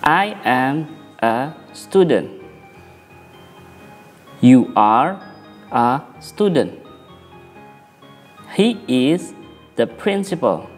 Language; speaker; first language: English; non-native, local second language; Indonesian